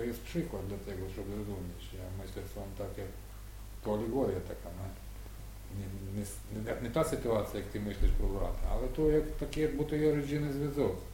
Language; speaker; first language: Polish; non-native, learner; Ukrainian